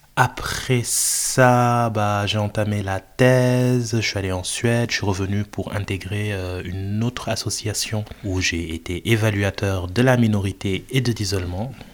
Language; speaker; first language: French; non-native, local second language; Wolof